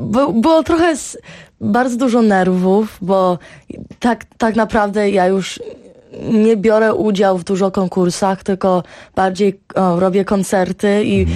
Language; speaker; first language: Polish; early bilingual, heritage; Polish